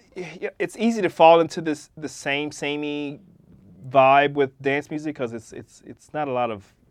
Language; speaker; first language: English; native; English